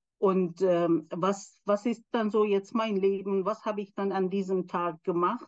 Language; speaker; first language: German; non-native, fluent; Persian